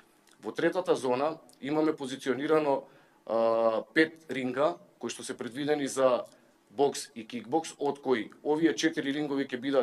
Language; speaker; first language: Macedonian; native; Macedonian